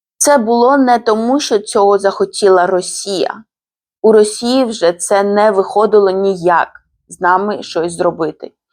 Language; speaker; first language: Ukrainian; non-native, fluent; Georgian